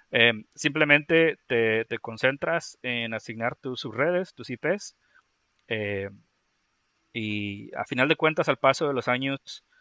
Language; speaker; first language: Spanish; native; Spanish